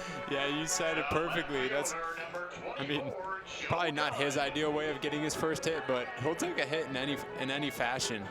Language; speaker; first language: English; native; English